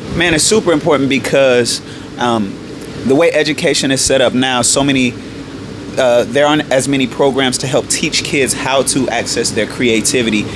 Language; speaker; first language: English; native; English